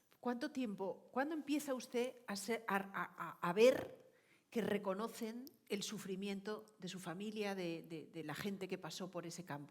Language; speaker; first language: Spanish; native; Spanish